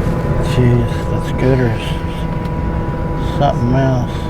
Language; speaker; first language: English; native; English